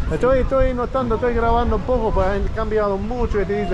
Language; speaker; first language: Spanish; non-native, learner; English